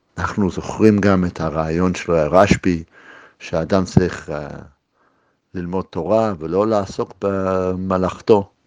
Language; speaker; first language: Hebrew; native; Hebrew